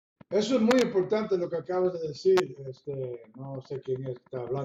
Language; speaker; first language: Spanish; non-native, fluent; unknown